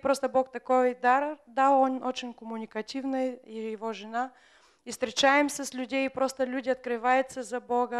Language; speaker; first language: Russian; non-native, fluent; Bulgarian